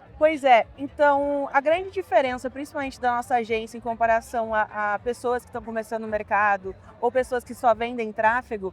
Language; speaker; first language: Portuguese; native; Portuguese